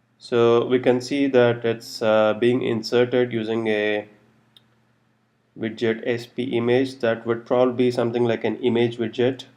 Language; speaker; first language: English; non-native, local second language; Telugu